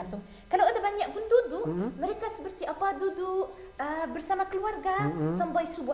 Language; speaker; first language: Indonesian; non-native, learner; Arabic